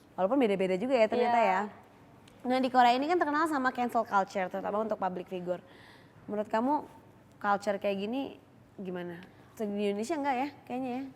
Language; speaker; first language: Indonesian; native; Indonesian